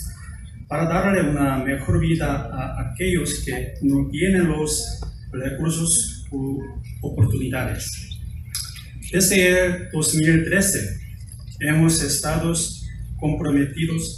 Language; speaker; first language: Spanish; non-native, fluent; Korean